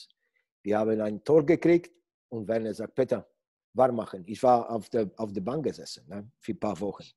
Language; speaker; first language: German; non-native, fluent; Polish